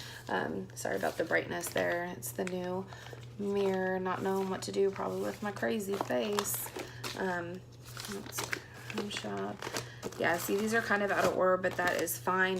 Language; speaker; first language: English; native; English